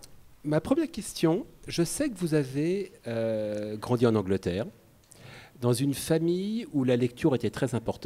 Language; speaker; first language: French; native; French